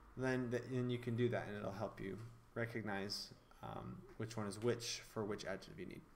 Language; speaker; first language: English; native; English